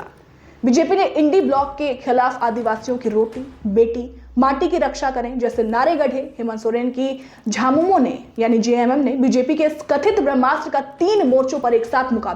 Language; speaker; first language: Hindi; native; Hindi